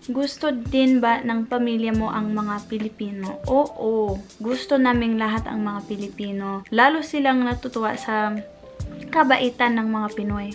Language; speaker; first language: Filipino; non-native, fluent; English